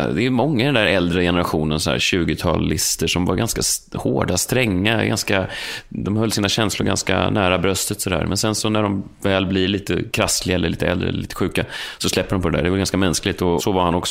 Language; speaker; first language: Swedish; native; Swedish